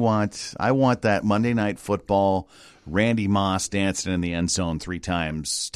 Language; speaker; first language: English; native; English